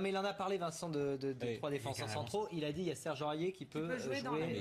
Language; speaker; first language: French; native; French